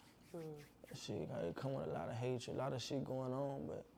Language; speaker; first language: English; native; English